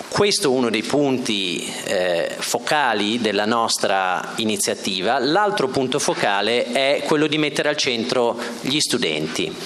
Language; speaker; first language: Italian; native; Italian